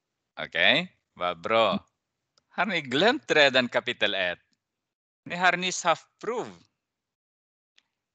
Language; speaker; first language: Swedish; non-native, fluent; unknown